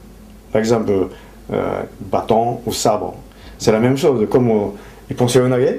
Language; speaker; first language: French; non-native, fluent; Japanese